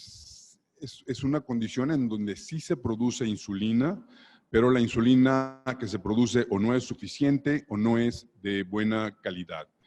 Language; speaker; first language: Spanish; native; Spanish